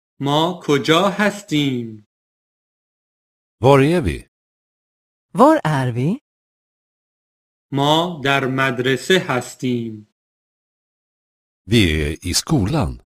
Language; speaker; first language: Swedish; non-native, fluent; Persian